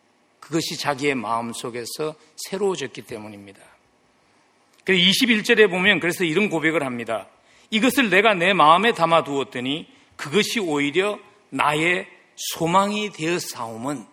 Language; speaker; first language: Korean; native; Korean